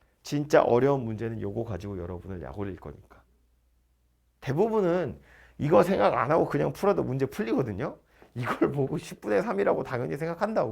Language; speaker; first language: Korean; native; Korean